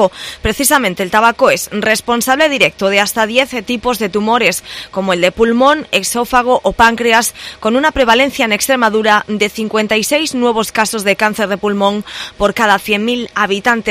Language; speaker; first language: Spanish; native; Spanish